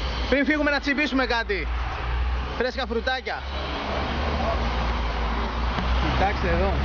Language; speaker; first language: Greek; native; Greek